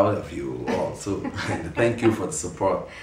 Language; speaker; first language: English; non-native, fluent; Portuguese